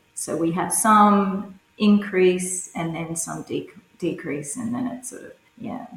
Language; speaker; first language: English; native; English